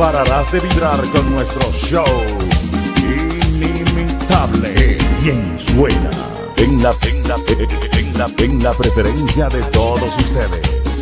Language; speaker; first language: Spanish; native; Spanish